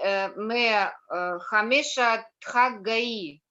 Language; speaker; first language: Hindi; non-native, learner; Russian